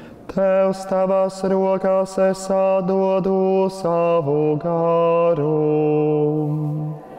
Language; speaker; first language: Latvian; non-native, fluent; Russian